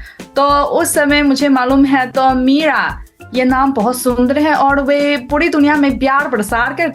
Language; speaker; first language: Hindi; non-native, learner; Chinese